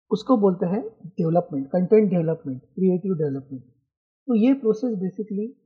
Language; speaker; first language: Hindi; non-native, local second language; Marathi